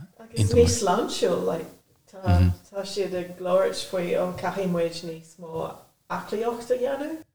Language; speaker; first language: Irish; non-native, local second language; English